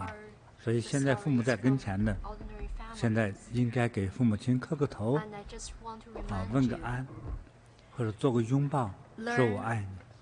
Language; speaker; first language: Chinese; native; Chinese